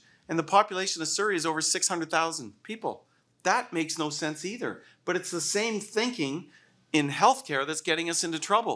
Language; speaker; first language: English; native; English